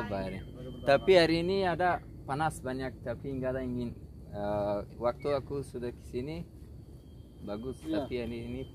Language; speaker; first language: Indonesian; non-native, learner; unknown